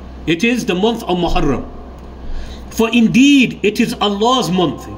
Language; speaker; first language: English; early bilingual, other home language; Urdu